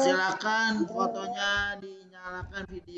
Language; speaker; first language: Indonesian; native; Indonesian